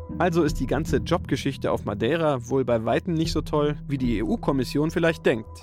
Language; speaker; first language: German; native; German